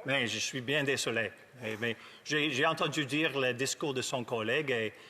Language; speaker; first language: French; non-native, learner; English